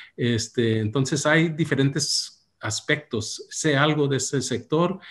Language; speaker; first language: Spanish; early bilingual, heritage; Spanish